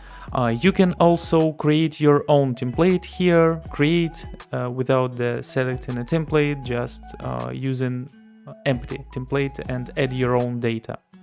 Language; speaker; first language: English; non-native, fluent; Russian